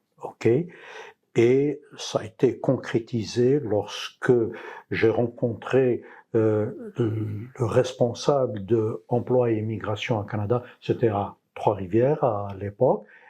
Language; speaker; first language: French; non-native, local second language; Arabic